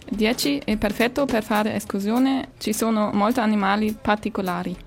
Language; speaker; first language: Italian; non-native, learner; German